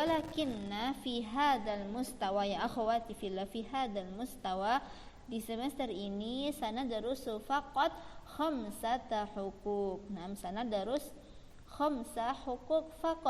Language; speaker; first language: Arabic; non-native, fluent; Indonesian